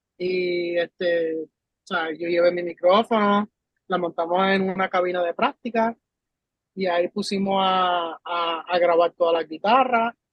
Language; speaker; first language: Spanish; early bilingual, heritage; Spanish